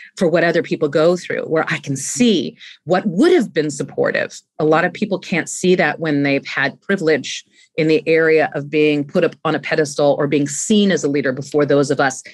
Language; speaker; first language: English; native; English